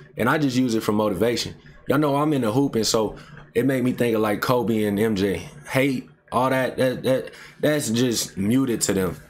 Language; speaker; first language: English; native; English